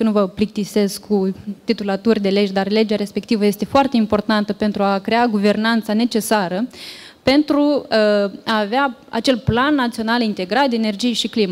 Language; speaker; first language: Romanian; native; Romanian